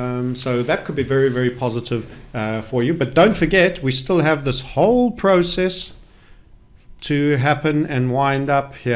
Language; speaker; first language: English; native; English